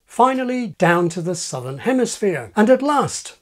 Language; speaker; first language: English; native; English